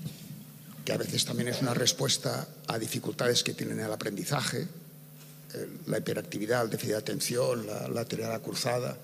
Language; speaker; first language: Spanish; native; Spanish